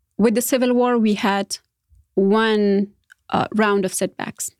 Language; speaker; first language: English; non-native, fluent; Persian